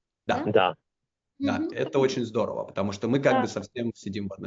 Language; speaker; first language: Russian; native; Russian